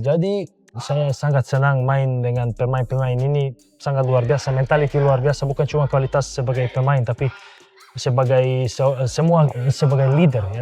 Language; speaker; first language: Indonesian; non-native, fluent; Serbian